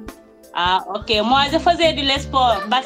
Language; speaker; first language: French; non-native, local second language; Wolof